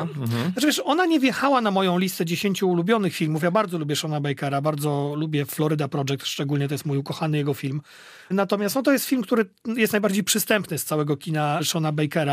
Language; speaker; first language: Polish; native; Polish